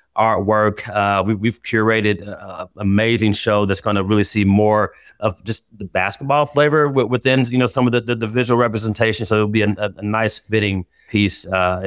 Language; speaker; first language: English; native; English